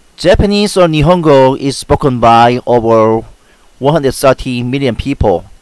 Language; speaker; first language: English; non-native, fluent; Korean